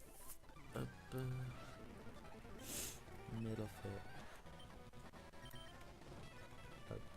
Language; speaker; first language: French; native; French